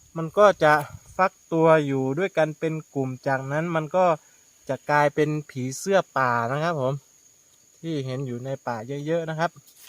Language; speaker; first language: Thai; native; Thai